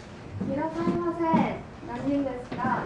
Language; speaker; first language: Japanese; non-native, learner; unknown